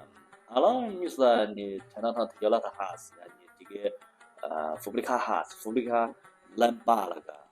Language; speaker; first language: Persian; non-native, learner; Chinese